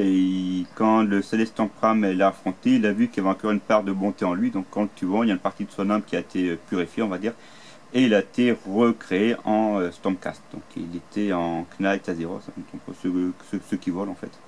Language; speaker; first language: French; native; French